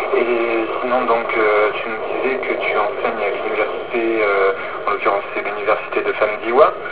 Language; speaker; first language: French; native; French